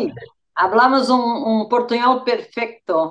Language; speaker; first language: Spanish; non-native, fluent; Portuguese